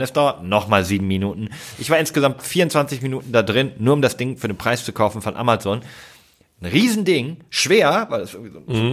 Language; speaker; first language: German; native; German